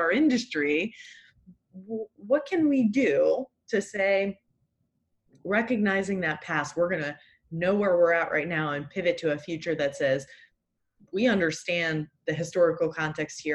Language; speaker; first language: English; native; English